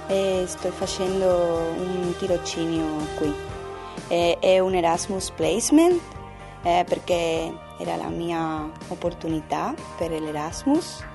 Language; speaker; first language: Italian; non-native, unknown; Spanish